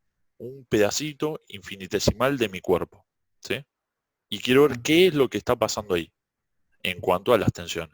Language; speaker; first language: Spanish; native; Spanish